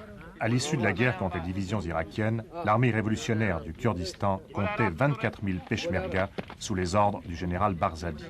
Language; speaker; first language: French; native; French